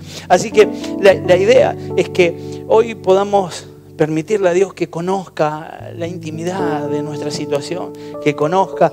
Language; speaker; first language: Spanish; native; Spanish